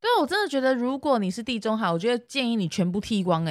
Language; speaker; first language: Chinese; native; Chinese